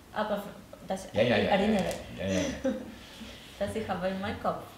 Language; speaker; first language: German; non-native, learner; Polish